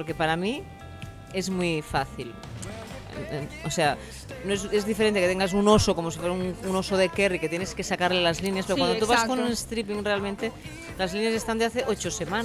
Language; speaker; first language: Spanish; native; Spanish